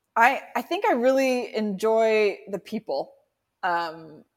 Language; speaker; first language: English; native; English